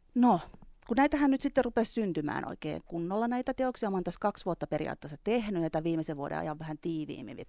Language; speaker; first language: Finnish; native; Finnish